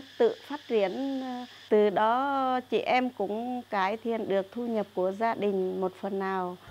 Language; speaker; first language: Vietnamese; non-native, local second language; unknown